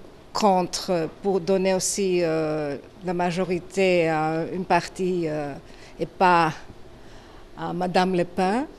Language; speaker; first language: French; non-native, learner; Greek